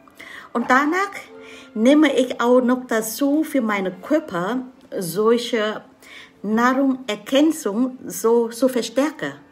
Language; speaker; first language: German; non-native, learner; Vietnamese